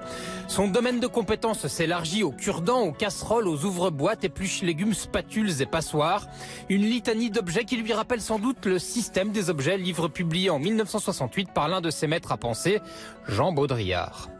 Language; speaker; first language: French; native; French